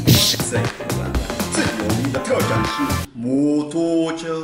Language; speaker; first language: Chinese; non-native, fluent; Japanese